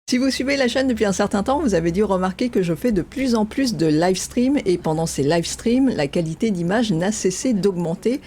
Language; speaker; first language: French; native; French